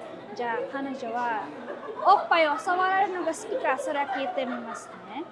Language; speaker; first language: Japanese; non-native, fluent; Filipino